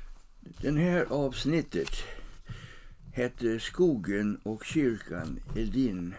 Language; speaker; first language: Swedish; non-native, fluent; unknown